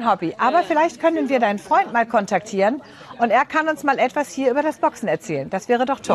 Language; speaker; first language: German; native; German